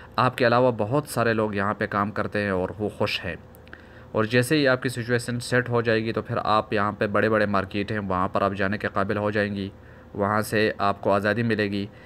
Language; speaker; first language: Urdu; non-native, local second language; Pashto